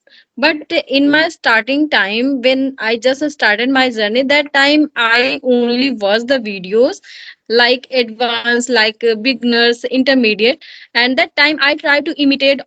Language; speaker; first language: English; non-native, learner; Hindi